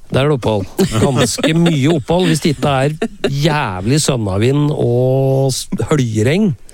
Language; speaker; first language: Norwegian; native; Norwegian